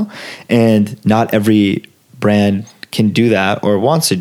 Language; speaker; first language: English; early bilingual, other home language; Italian